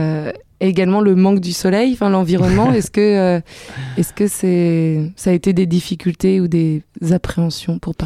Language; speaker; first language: French; native; French